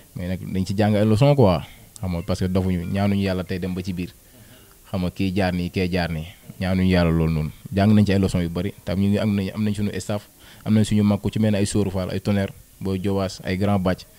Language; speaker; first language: Wolof; non-native, local second language; Jola-Fonyi